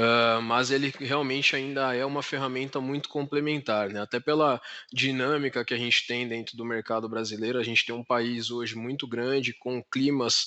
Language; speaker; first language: Portuguese; native; Portuguese